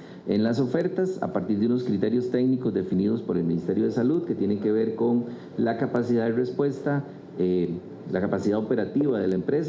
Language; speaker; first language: Spanish; native; Spanish